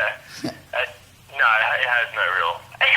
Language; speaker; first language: English; native; English